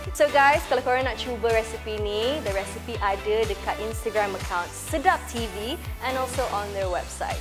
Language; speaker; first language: English; non-native, local second language; Malay